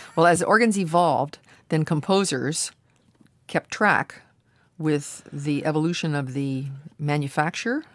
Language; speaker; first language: English; native; English